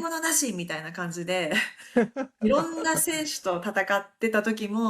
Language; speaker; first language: Japanese; native; Japanese